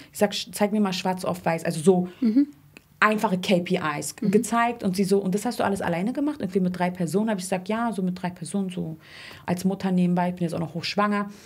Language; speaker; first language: German; early bilingual, other home language; Turkish